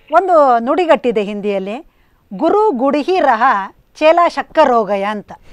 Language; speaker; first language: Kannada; native; Kannada